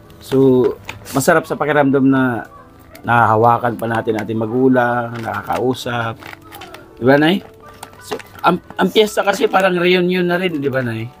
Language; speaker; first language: Filipino; native; Filipino